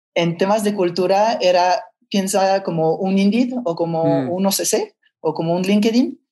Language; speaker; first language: Spanish; non-native, fluent; French